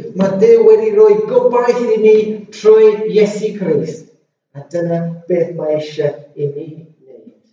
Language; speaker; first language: Welsh; non-native, local second language; English